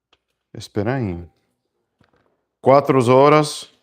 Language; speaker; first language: Portuguese; non-native, learner; Spanish